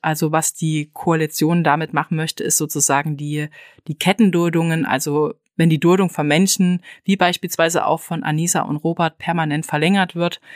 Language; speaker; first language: German; native; German